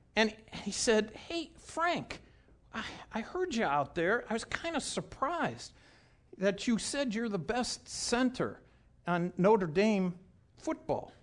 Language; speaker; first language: English; native; English